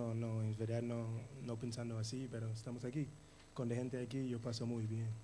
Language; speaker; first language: Spanish; non-native, learner; English